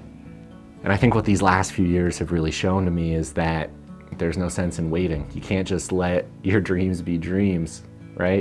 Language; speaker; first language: English; native; English